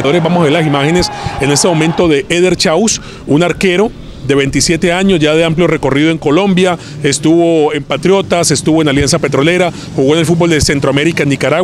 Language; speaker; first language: Spanish; native; Spanish